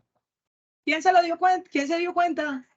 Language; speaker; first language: Spanish; native; Spanish